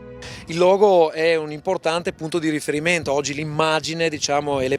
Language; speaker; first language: Italian; native; Italian